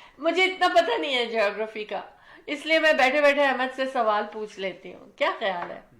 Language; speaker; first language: Urdu; early bilingual, other home language; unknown